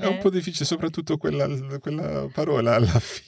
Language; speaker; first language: Italian; non-native, fluent; English